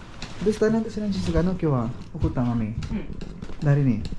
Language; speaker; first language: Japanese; non-native, fluent; Filipino